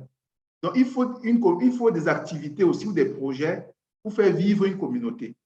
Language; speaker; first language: French; non-native, fluent; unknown